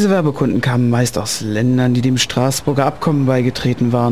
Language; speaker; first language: German; native; German